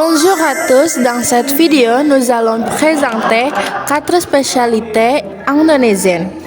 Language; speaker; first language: French; non-native, learner; Indonesian